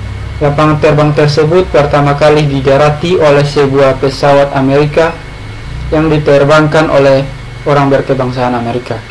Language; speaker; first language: Indonesian; native; Indonesian